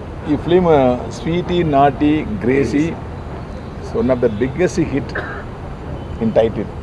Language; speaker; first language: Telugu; non-native, local second language; Tamil